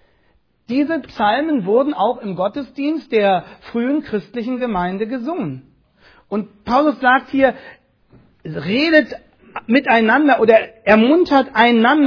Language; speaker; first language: German; native; German